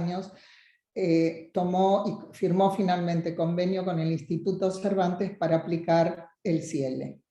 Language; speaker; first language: Spanish; native; Spanish